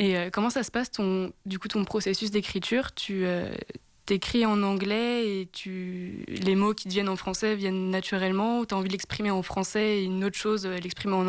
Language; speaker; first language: French; native; French